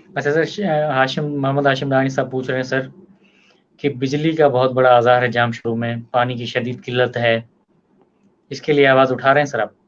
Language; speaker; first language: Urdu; non-native, local second language; Sindhi